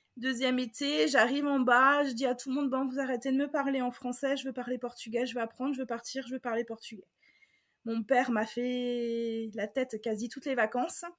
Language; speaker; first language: French; native; French